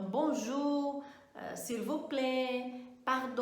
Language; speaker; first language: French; non-native, fluent; Portuguese